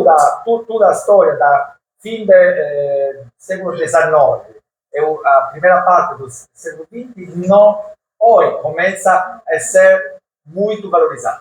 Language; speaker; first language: Portuguese; non-native, learner; Italian